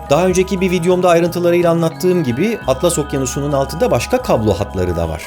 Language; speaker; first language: Turkish; native; Turkish